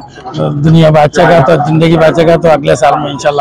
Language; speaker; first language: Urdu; non-native, fluent; Bangla